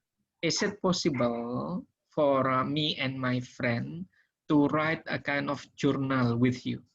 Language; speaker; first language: English; non-native, learner; Indonesian